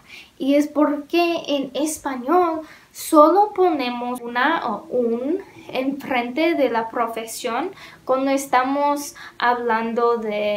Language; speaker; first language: Spanish; non-native, learner; English